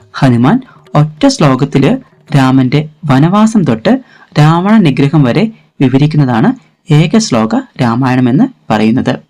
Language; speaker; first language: Malayalam; native; Malayalam